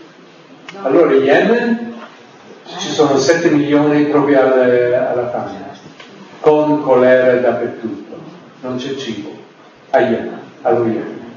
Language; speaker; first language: Italian; non-native, fluent; English